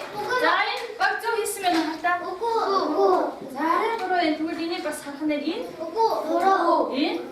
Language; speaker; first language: Mongolian; native; Mongolian